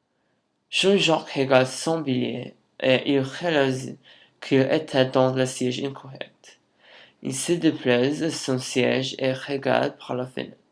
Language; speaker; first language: French; non-native, learner; English